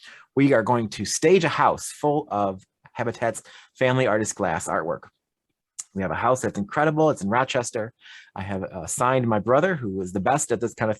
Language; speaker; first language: English; native; English